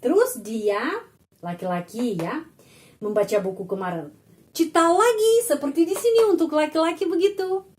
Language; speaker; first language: Indonesian; non-native, fluent; Russian